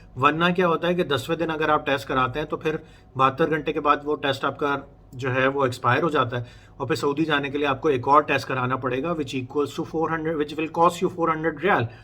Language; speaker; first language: Urdu; native; Urdu